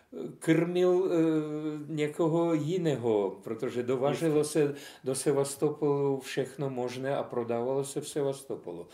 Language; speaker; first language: Czech; non-native, fluent; Russian